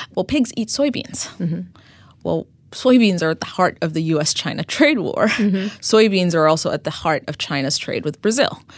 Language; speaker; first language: English; non-native, fluent; Amharic